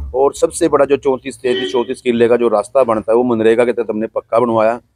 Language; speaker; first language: Hindi; native; Hindi